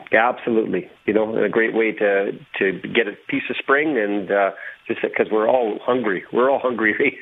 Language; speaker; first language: English; native; English